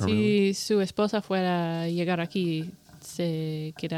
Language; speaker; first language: Spanish; non-native, learner; English